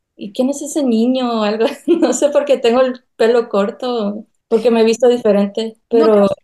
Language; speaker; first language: Spanish; early bilingual, heritage; Spanish